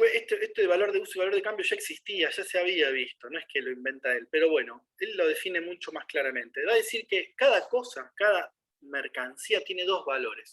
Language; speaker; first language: Spanish; native; Spanish